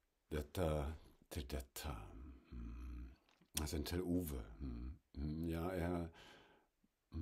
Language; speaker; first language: Swedish; non-native, fluent; German